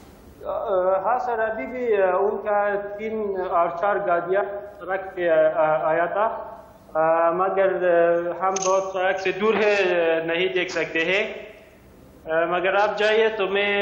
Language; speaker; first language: Hindi; non-native, learner; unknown